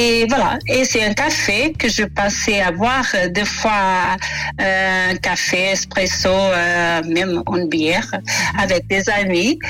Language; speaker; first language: French; non-native, fluent; Portuguese